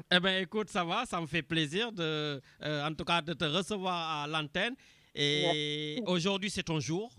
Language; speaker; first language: French; non-native, local second language; Wolof